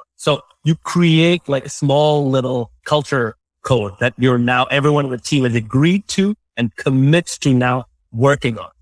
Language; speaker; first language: English; non-native, local second language; Malayalam